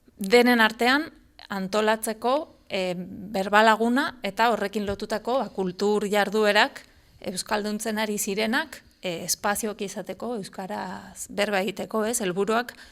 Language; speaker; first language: Basque; non-native, fluent; Spanish